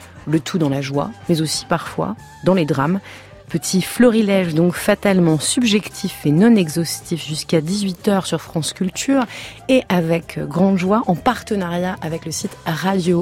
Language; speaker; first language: French; native; French